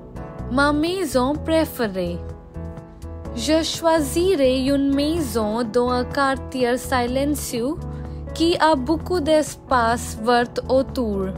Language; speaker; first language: French; non-native, learner; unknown